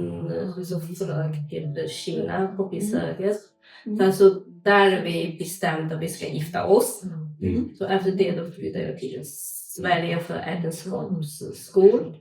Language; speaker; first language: Swedish; non-native, fluent; Chinese